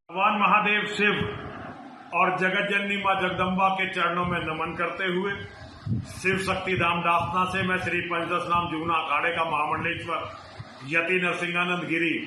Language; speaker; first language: Hindi; native; Hindi